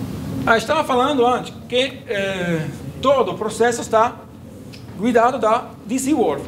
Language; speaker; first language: Portuguese; non-native, fluent; Italian